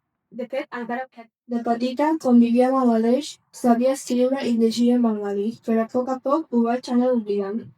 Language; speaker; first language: Catalan; early bilingual, other home language; Bangla